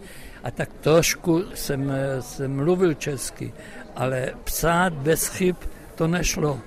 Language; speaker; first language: Czech; non-native, local second language; German